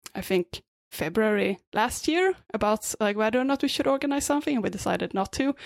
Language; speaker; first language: English; non-native, fluent; Swedish